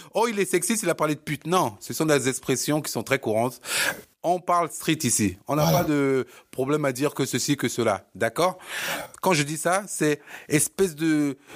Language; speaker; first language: French; early bilingual, other home language; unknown